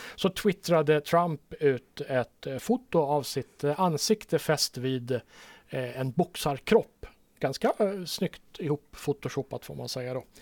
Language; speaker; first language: Swedish; native; Swedish